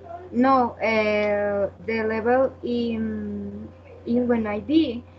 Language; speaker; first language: English; non-native, learner; Spanish